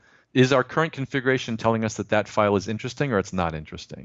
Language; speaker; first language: English; native; English